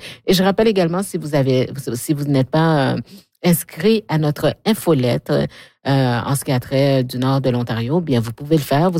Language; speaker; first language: French; native; French